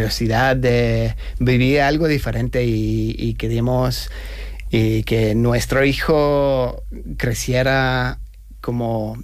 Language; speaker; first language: Spanish; non-native, fluent; English